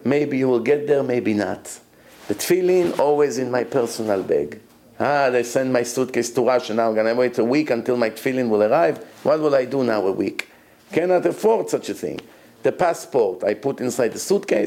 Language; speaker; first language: English; non-native, fluent; Hebrew